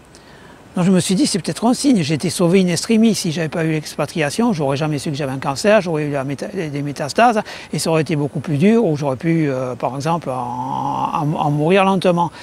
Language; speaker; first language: French; native; French